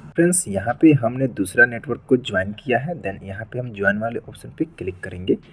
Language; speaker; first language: Hindi; native; Hindi